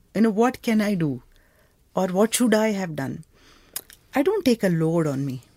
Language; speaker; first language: English; non-native, local second language; Kannada